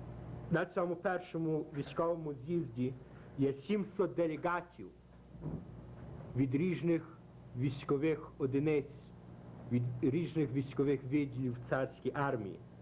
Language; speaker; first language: Ukrainian; early bilingual, heritage; Ukrainian